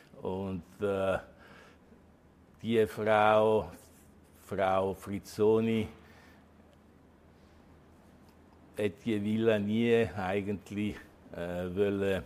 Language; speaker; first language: German; early bilingual, heritage; Italian